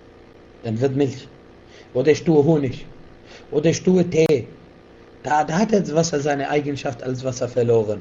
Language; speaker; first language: German; non-native, fluent; Arabic